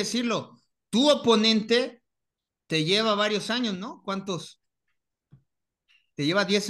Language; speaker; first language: Spanish; native; Spanish